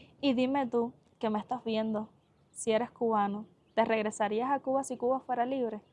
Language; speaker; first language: Spanish; native; Spanish